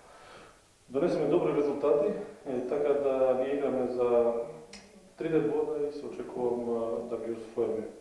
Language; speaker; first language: Macedonian; non-native, local second language; Albanian